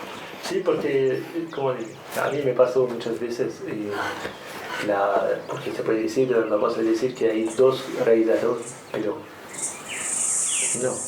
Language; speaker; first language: Spanish; non-native, learner; French